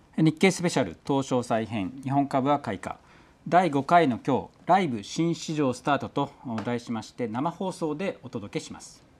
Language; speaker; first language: Japanese; native; Japanese